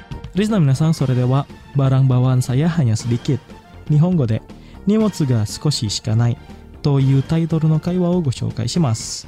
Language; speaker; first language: Japanese; non-native, fluent; Indonesian